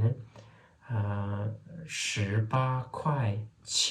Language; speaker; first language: Chinese; non-native, fluent; Turkmen